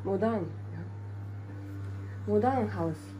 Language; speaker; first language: German; non-native, learner; Japanese